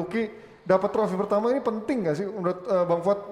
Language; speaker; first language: Indonesian; native; Indonesian